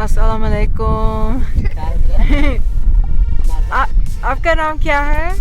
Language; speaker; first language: Hindi; non-native, learner; English